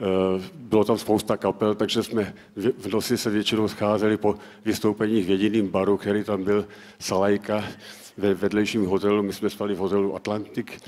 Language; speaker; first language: Czech; native; Czech